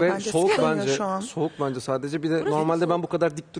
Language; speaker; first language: Turkish; native; Turkish